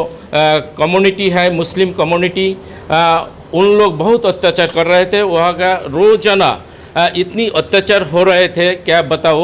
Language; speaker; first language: Hindi; non-native, local second language; Bangla